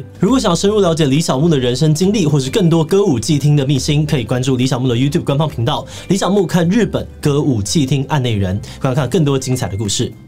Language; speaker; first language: Chinese; native; Chinese